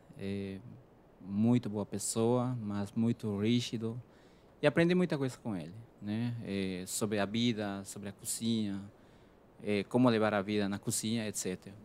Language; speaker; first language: Portuguese; non-native, fluent; Spanish